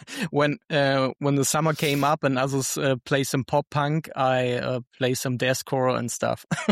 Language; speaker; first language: English; non-native, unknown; German